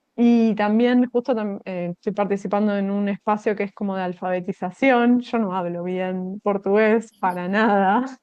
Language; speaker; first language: Spanish; native; Spanish